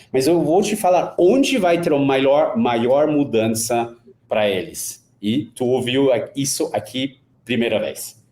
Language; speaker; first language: Portuguese; non-native, fluent; Hungarian